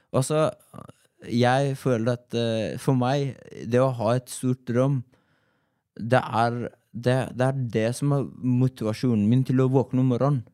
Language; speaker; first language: Norwegian; non-native, fluent; Persian